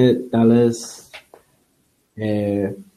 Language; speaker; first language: French; non-native, learner; English